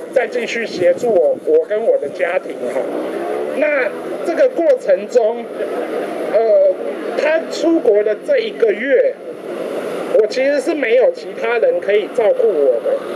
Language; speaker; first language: Chinese; native; Chinese